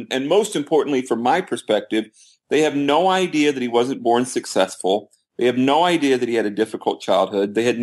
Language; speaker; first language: English; native; English